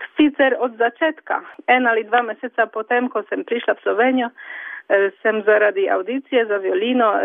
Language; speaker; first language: Slovenian; non-native, fluent; Polish